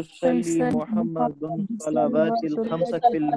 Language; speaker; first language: Arabic; non-native, learner; Urdu